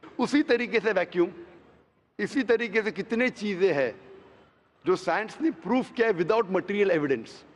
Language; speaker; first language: Hindi; non-native, local second language; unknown